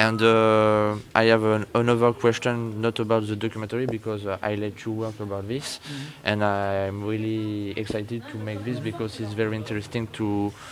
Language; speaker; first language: English; non-native, learner; French